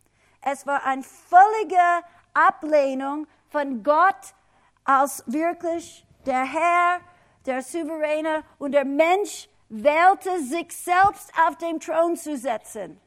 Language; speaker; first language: German; non-native, fluent; English